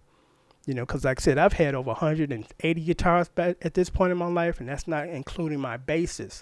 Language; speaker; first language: English; native; English